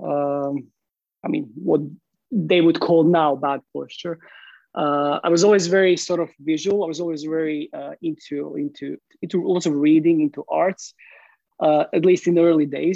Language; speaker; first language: English; non-native, fluent; Croatian